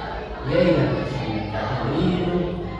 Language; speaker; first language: Portuguese; native; Portuguese